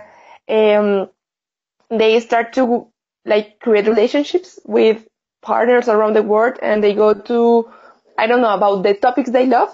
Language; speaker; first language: English; non-native, learner; Spanish